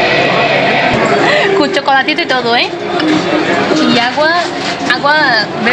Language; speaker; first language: Spanish; non-native, fluent; Portuguese